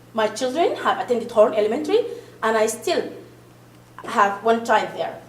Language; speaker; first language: English; non-native, fluent; Arabic